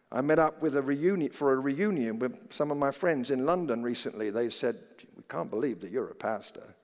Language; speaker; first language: English; native; English